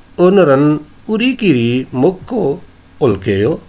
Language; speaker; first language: Korean; non-native, fluent; Urdu